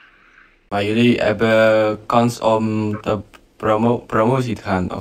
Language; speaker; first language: Dutch; non-native, fluent; Indonesian